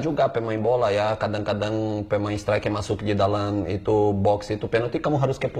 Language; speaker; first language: Indonesian; non-native, fluent; Portuguese